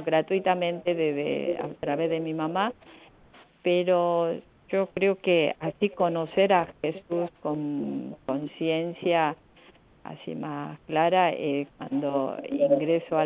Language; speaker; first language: Spanish; non-native, fluent; Korean